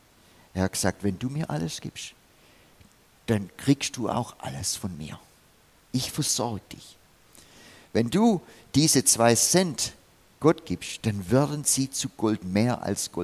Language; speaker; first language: German; non-native, fluent; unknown